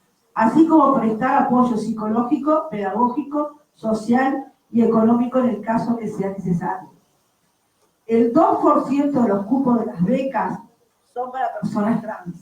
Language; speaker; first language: Spanish; native; Spanish